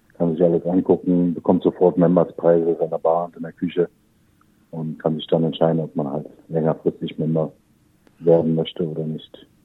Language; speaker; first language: German; native; German